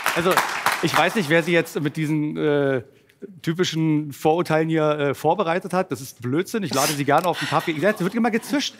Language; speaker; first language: German; native; German